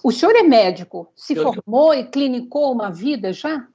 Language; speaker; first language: Portuguese; native; Portuguese